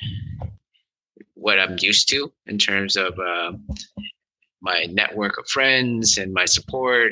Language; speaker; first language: English; early bilingual, other home language; Vietnamese